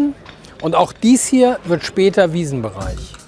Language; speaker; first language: German; native; German